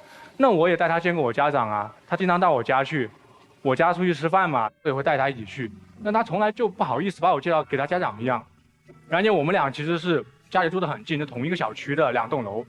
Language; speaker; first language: Chinese; native; Chinese